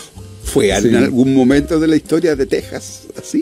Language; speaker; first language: Spanish; native; Spanish